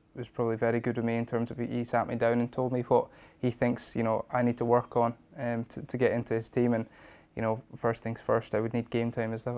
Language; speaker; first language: English; native; English